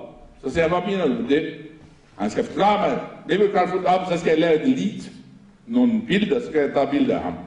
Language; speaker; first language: Danish; non-native, fluent; Arabic